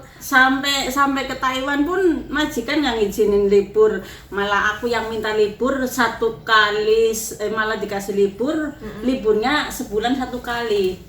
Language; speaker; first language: Indonesian; non-native, local second language; Javanese